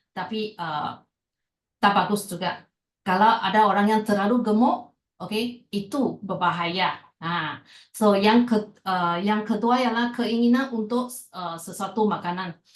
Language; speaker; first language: Malay; non-native, local second language; Chinese